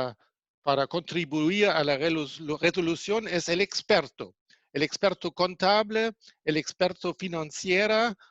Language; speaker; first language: Spanish; non-native, fluent; German